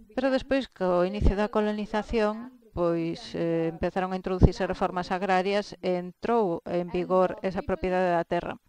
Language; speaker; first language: Galician; non-native, fluent; Filipino